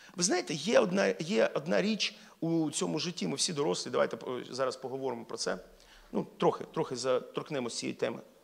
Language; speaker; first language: Ukrainian; non-native, local second language; Russian